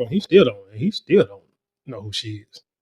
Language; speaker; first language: English; native; English